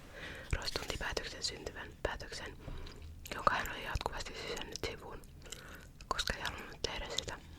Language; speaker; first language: Finnish; native; Finnish